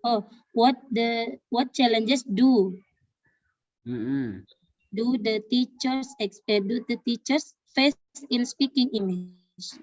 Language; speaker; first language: English; non-native, learner; Indonesian